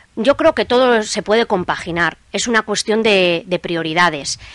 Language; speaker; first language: Spanish; native; Spanish